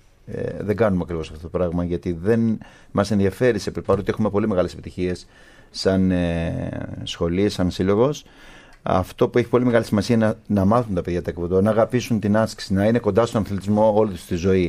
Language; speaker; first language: Greek; native; Greek